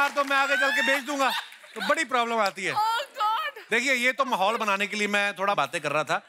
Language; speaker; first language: Hindi; native; Hindi